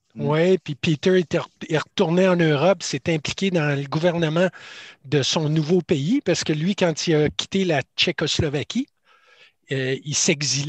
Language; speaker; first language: French; native; French